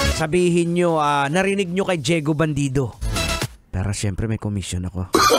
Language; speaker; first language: Filipino; native; Filipino